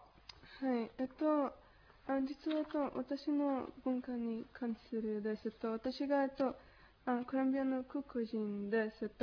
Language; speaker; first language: Japanese; non-native, learner; Spanish